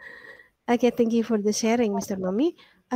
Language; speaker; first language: English; non-native, learner; Indonesian